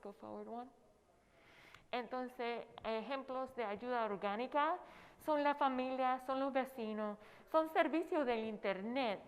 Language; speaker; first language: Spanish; non-native, fluent; English